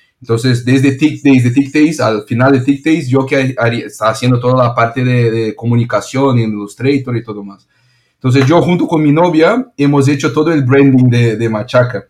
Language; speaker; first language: Spanish; non-native, fluent; Portuguese